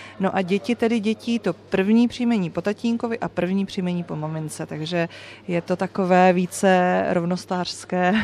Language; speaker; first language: Czech; native; Czech